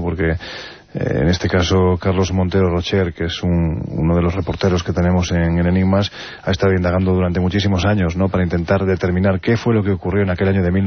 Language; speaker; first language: Spanish; native; Spanish